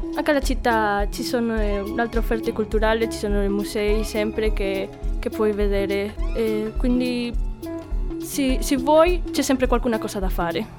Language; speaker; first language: Italian; non-native, fluent; Spanish